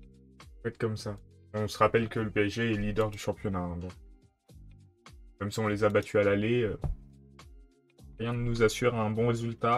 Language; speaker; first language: French; native; French